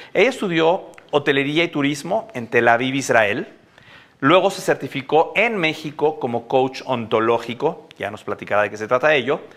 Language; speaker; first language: Spanish; native; Spanish